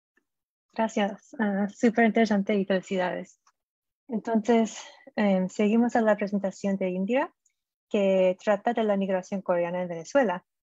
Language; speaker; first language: Spanish; non-native, fluent; English